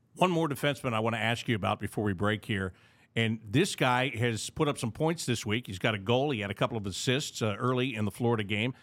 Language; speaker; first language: English; native; English